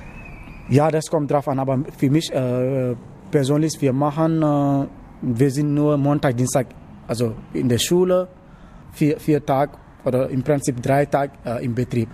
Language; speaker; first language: German; non-native, learner; Wolof